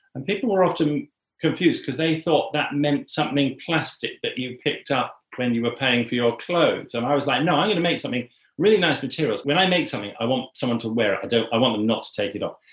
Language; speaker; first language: English; native; English